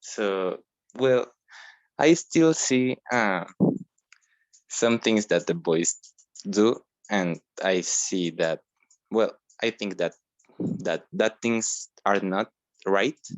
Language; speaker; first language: English; non-native, learner; Spanish